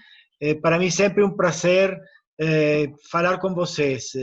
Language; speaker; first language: Portuguese; non-native, learner; Spanish